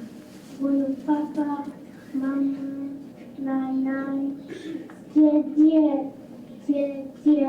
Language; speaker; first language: Chinese; non-native, learner; English